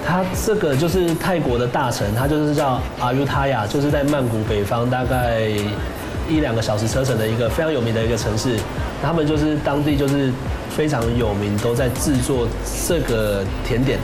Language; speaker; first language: Chinese; native; Chinese